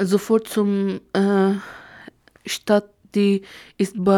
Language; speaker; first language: German; non-native, learner; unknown